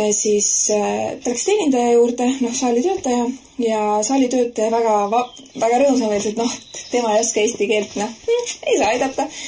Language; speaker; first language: Estonian; native; Estonian